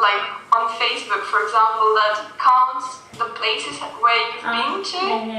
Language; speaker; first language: English; non-native, fluent; Russian